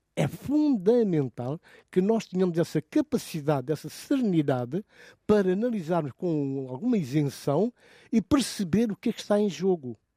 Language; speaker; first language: Portuguese; non-native, local second language; Upper Guinea Crioulo